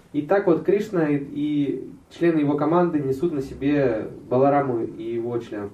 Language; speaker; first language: Russian; native; Russian